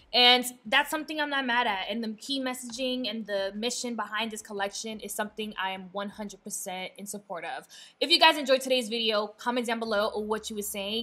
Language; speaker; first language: English; early bilingual, other home language; Spanish